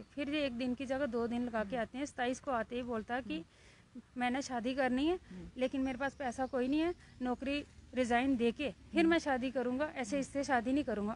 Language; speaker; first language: Hindi; native; Hindi